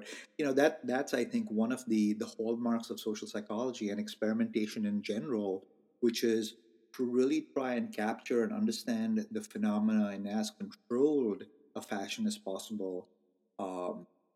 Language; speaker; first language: English; non-native, local second language; Hindi